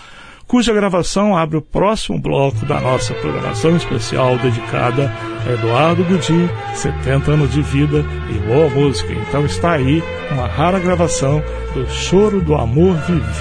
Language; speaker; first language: Portuguese; native; Portuguese